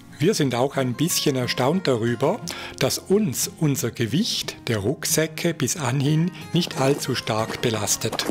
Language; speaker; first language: German; native; German